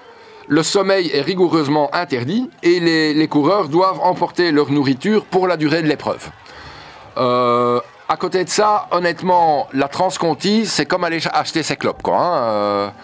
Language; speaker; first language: French; native; French